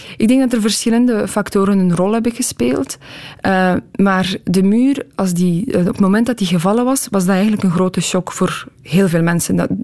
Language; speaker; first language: Dutch; early bilingual, other home language; Polish